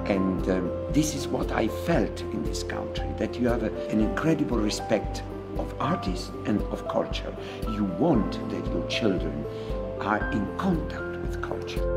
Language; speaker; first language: English; non-native, fluent; Italian